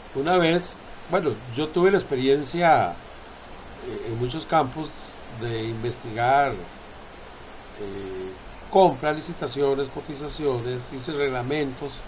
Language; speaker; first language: Spanish; native; Spanish